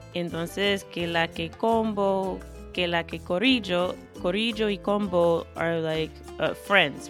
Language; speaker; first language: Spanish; non-native, fluent; English